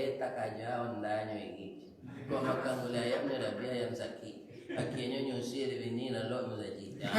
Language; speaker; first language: Malay; non-native, local second language; Minangkabau